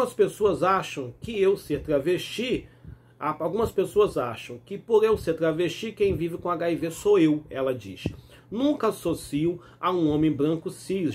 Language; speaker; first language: Portuguese; native; Portuguese